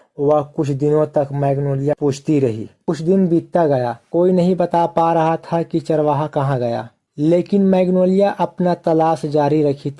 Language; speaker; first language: Hindi; native; Hindi